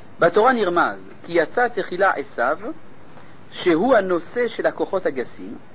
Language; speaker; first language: Hebrew; non-native, fluent; French